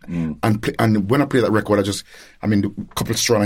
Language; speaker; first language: English; native; English